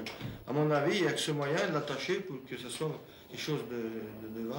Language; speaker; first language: French; native; French